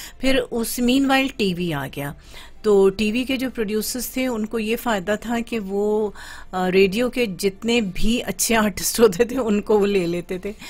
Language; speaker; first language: Urdu; native; Urdu